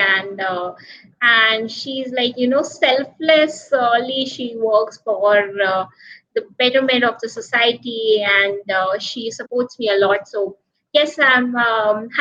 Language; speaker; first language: English; non-native, local second language; Hindi